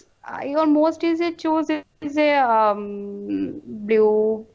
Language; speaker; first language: English; non-native, learner; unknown